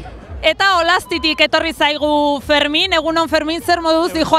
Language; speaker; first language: Basque; native; Basque